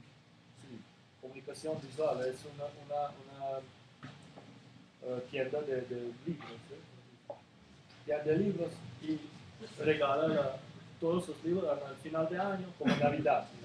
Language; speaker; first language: Spanish; non-native, learner; Serbian